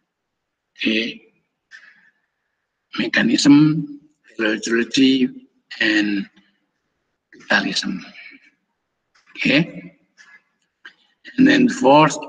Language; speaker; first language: English; non-native, fluent; Indonesian